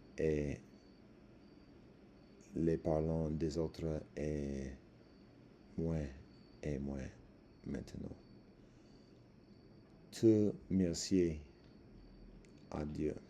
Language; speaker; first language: French; non-native, learner; English